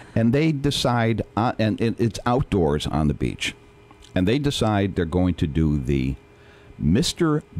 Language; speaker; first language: English; native; English